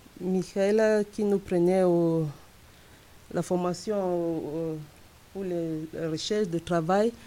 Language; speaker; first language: French; non-native, local second language; English